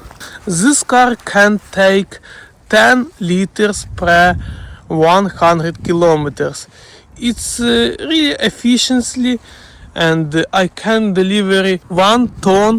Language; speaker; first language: English; non-native, learner; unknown